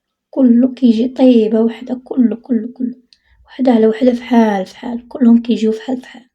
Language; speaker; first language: Arabic; native; Arabic